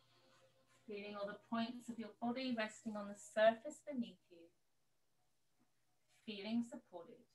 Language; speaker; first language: English; native; English